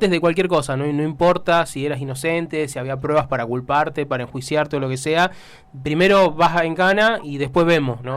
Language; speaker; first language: Spanish; native; Spanish